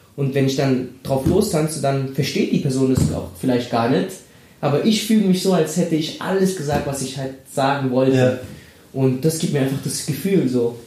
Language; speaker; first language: German; early bilingual, other home language; Spanish